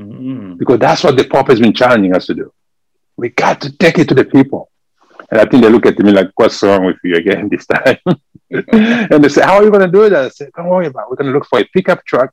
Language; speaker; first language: English; non-native, fluent; French